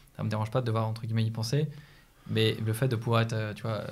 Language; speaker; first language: French; native; French